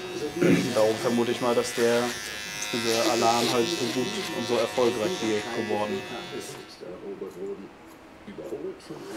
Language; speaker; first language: German; native; German